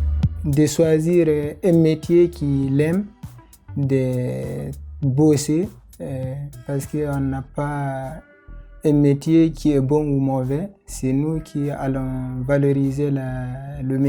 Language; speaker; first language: French; non-native, fluent; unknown